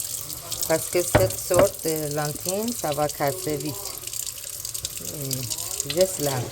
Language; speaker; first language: French; non-native, learner; Persian